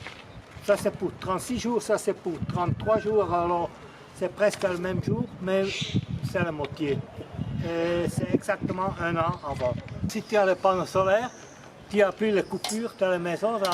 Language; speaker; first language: French; non-native, fluent; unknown